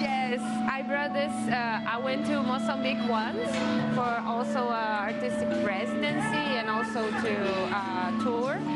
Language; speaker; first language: English; non-native, fluent; Portuguese